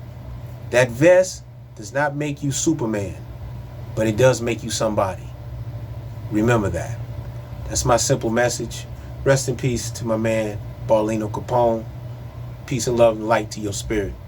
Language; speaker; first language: English; native; English